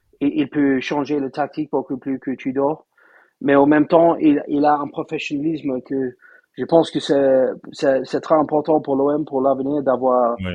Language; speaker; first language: French; non-native, fluent; English